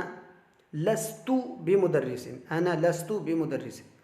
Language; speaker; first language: Arabic; non-native, fluent; Urdu